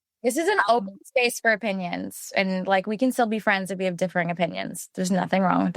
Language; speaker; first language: English; native; English